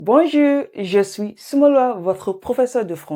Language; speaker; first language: French; non-native, fluent; English